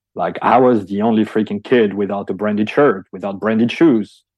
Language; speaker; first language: English; non-native, fluent; French